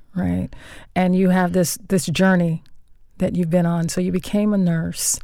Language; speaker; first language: English; native; English